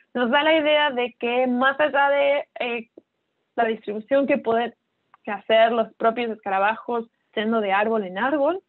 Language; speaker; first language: Spanish; native; Spanish